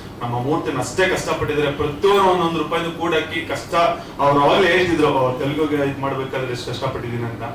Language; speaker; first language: Kannada; native; Kannada